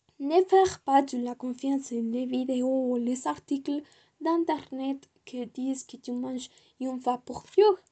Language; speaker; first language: French; non-native, learner; Spanish